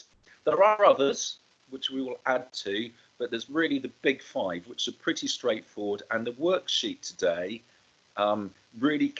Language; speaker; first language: English; native; English